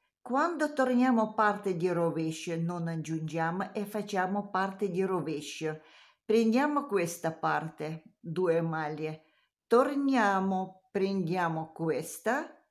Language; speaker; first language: Italian; non-native, learner; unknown